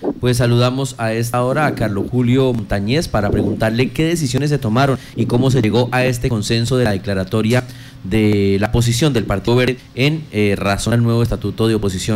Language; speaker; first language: Spanish; native; Spanish